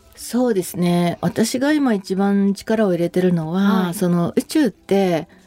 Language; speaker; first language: Japanese; native; Japanese